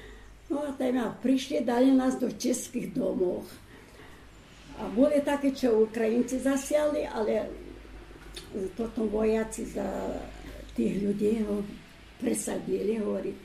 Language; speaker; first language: Slovak; early bilingual, heritage; Slovak